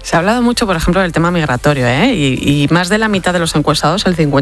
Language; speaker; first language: Spanish; native; Spanish